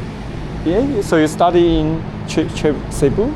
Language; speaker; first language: English; non-native, learner; Chinese